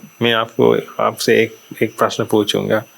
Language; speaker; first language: Hindi; non-native, fluent; Sinhala